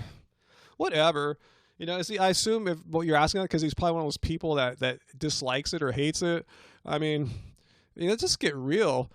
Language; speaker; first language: English; native; English